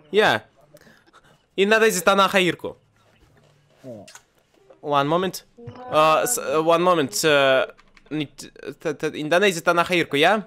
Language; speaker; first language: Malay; non-native, learner; Russian